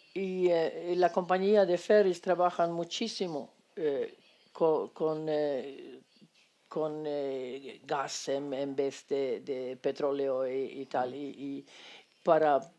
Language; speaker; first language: Spanish; non-native, fluent; Swedish